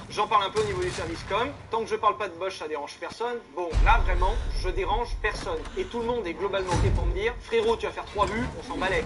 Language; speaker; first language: French; native; French